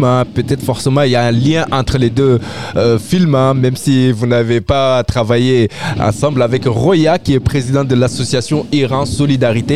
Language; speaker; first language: French; native; French